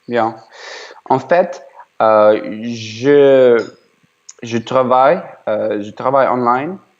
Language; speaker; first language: French; non-native, learner; Ukrainian